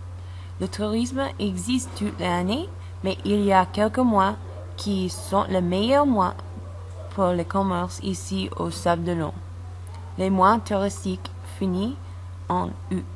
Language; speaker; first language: French; non-native, learner; English